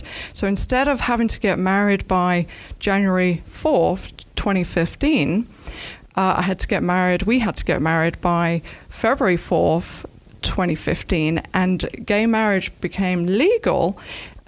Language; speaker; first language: English; native; English